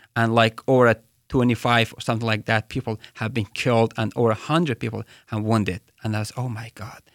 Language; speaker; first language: English; non-native, fluent; Persian